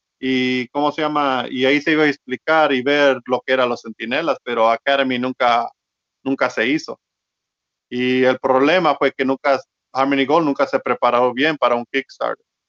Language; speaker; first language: Spanish; early bilingual, heritage; Spanish